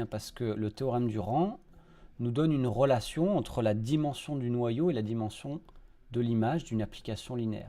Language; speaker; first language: French; native; French